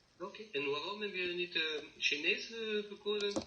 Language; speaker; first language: Dutch; non-native, learner; French